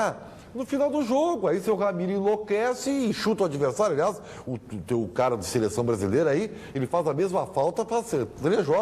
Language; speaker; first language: Portuguese; native; Portuguese